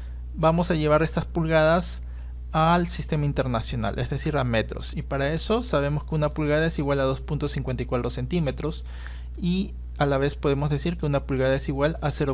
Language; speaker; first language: Spanish; native; Spanish